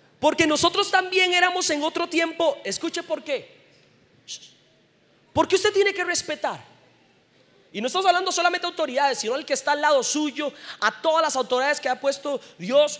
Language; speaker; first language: Spanish; native; Spanish